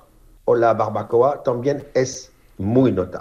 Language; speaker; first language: Spanish; non-native, learner; French